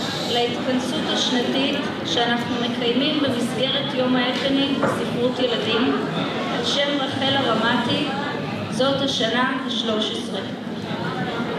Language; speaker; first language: Hebrew; native; Hebrew